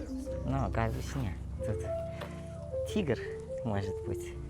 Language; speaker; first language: Russian; non-native, local second language; Azerbaijani